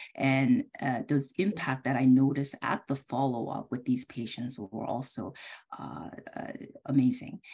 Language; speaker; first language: English; early bilingual, other home language; Korean